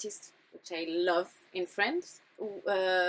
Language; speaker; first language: English; non-native, fluent; French